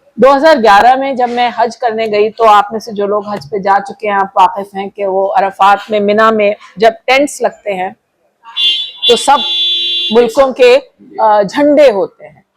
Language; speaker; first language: Urdu; native; Urdu